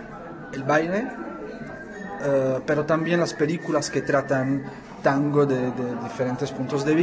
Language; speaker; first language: Spanish; non-native, fluent; Czech